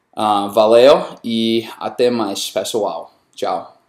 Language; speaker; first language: Portuguese; non-native, learner; English